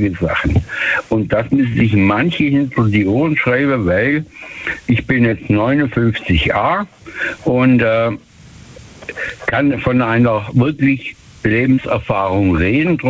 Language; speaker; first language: German; native; German